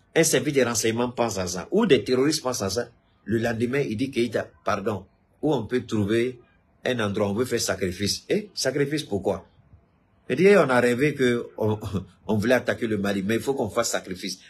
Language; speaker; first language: French; non-native, local second language; Bambara